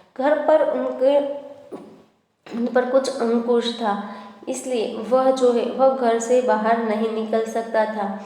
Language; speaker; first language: Hindi; non-native, local second language; Gujarati